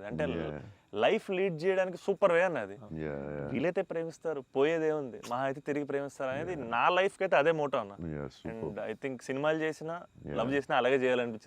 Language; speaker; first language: Telugu; native; Telugu